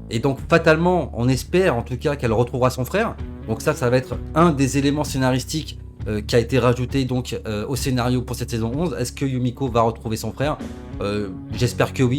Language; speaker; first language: French; native; French